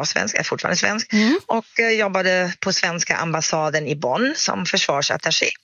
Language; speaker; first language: Swedish; non-native, fluent; German